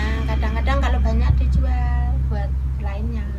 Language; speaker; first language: Indonesian; non-native, local second language; Javanese